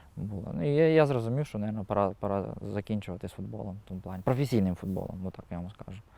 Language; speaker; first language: Ukrainian; native; Ukrainian